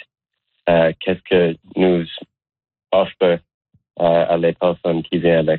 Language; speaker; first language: French; non-native, learner; English